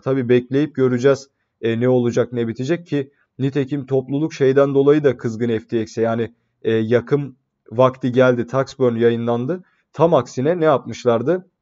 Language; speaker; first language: Turkish; native; Turkish